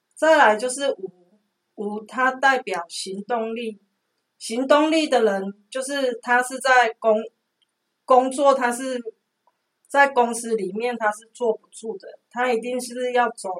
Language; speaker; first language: Chinese; non-native, local second language; Min Nan Chinese